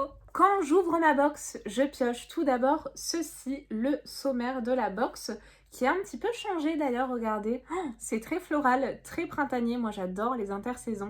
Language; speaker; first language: French; native; French